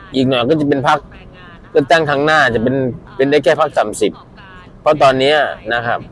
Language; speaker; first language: Thai; native; Thai